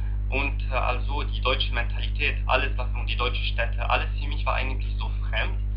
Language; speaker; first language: German; non-native, learner; Arabic